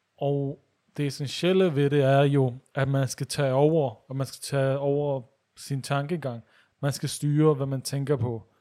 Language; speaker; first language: Danish; early bilingual, other home language; Urdu